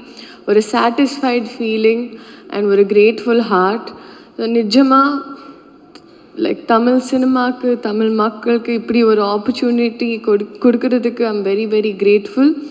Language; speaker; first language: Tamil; non-native, learner; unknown